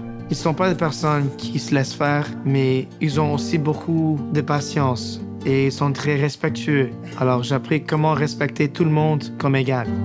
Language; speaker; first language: French; non-native, local second language; English